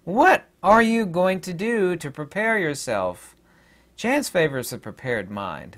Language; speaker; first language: English; native; English